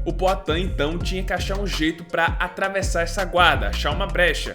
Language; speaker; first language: Portuguese; native; Portuguese